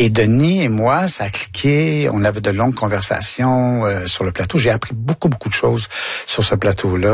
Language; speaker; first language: French; native; French